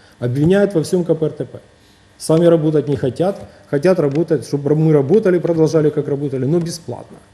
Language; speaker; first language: Russian; native; Russian